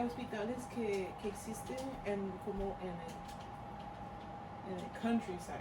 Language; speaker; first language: Spanish; early bilingual, heritage; Spanish